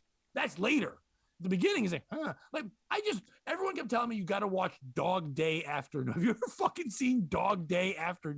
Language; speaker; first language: English; native; English